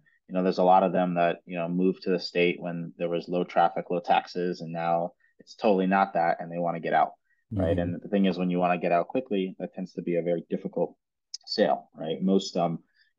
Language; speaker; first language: English; native; English